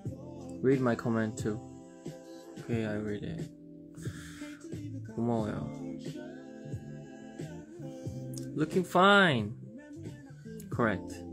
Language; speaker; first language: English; non-native, learner; Korean